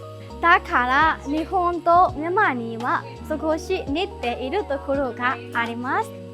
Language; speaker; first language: Japanese; non-native, learner; Burmese